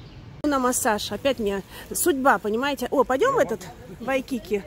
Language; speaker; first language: Russian; native; Russian